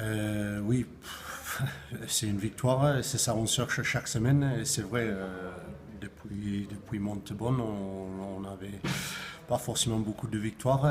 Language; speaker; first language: French; non-native, fluent; English